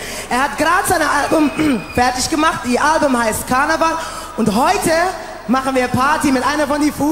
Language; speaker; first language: German; non-native, learner; English